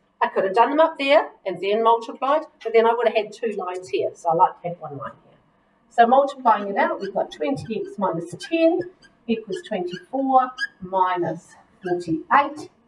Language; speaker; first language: English; native; English